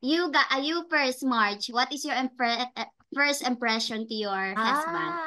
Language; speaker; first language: English; non-native, learner; Cebuano